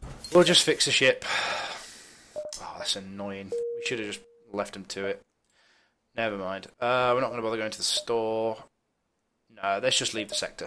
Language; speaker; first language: English; native; English